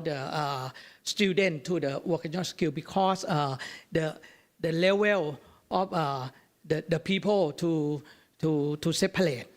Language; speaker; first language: English; non-native, learner; Thai